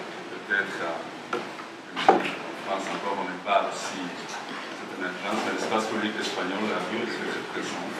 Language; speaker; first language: French; non-native, fluent; Spanish